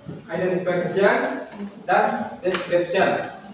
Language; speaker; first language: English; non-native, learner; Indonesian